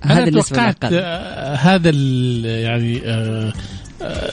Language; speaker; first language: Arabic; native; Arabic